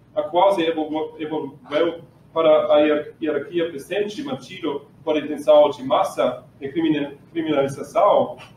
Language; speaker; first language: Portuguese; non-native, learner; German